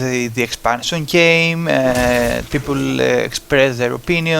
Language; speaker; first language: English; non-native, fluent; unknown